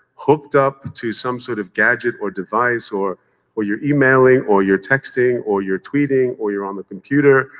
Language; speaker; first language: English; native; English